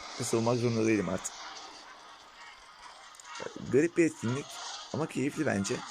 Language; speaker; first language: Turkish; native; Turkish